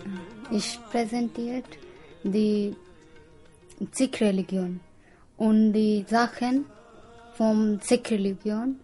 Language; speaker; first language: German; non-native, learner; Punjabi